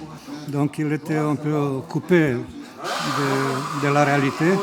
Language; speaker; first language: French; non-native, fluent; Romanian